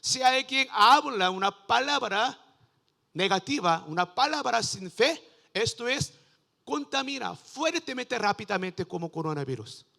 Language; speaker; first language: Spanish; non-native, learner; Korean